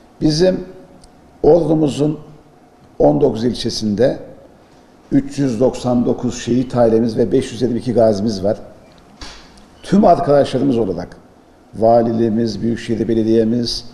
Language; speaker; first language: Turkish; native; Turkish